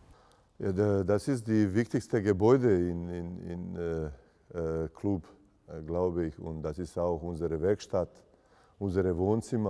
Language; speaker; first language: German; non-native, fluent; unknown